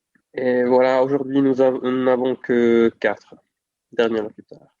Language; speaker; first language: French; non-native, fluent; Czech